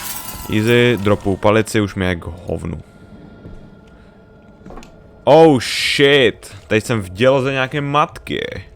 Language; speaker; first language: Czech; native; Czech